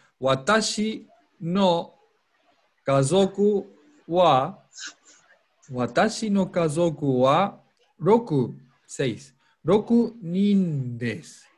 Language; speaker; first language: Japanese; non-native, fluent; Spanish